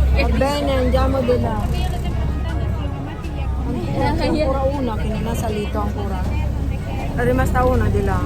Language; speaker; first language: Italian; non-native, learner; Filipino